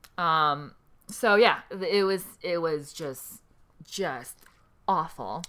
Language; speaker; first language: English; early bilingual, other home language; Korean